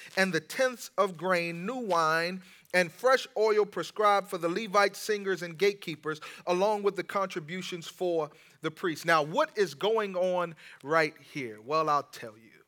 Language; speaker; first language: English; native; English